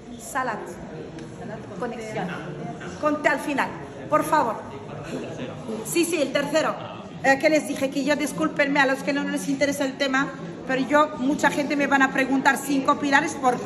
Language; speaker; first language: Spanish; non-native, fluent; Arabic